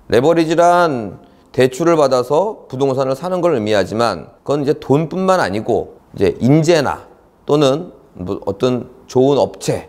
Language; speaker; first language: Korean; native; Korean